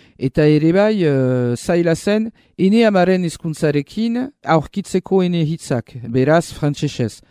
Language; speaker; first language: Basque; non-native, local second language; French